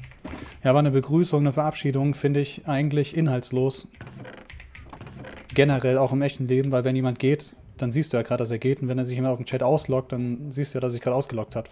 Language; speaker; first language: German; native; German